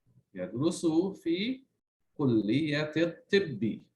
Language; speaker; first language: Arabic; non-native, fluent; English